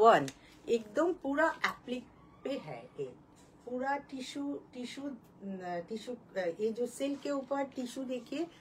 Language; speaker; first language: Hindi; non-native, local second language; Bangla